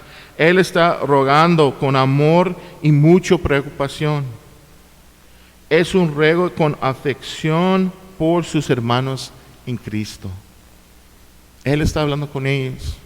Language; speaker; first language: Spanish; non-native, fluent; English